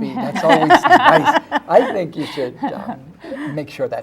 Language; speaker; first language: English; native; English